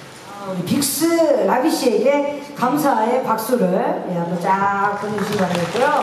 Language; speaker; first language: Korean; native; Korean